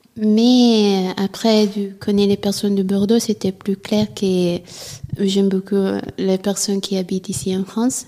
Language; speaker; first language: French; non-native, learner; Italian